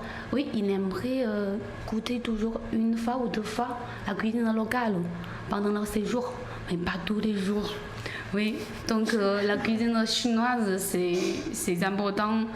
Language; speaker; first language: French; non-native, learner; Chinese